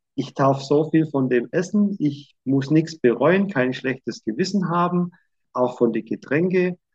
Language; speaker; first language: German; native; German